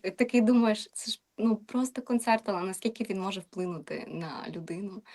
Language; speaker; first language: Ukrainian; native; Ukrainian